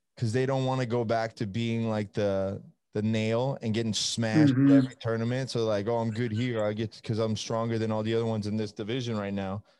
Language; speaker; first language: English; non-native, fluent; Italian